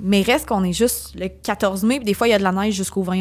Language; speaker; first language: French; native; French